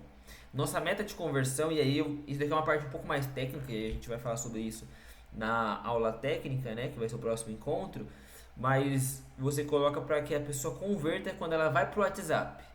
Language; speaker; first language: Portuguese; native; Portuguese